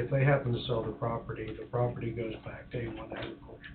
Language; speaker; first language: English; native; English